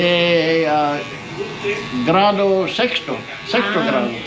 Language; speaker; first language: Spanish; non-native, learner; English